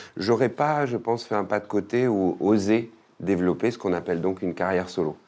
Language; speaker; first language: French; native; French